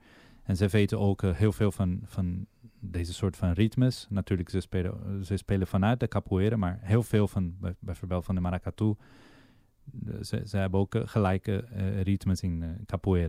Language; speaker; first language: Dutch; non-native, fluent; Portuguese